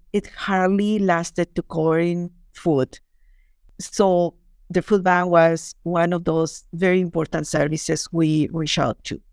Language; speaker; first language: English; non-native, fluent; Spanish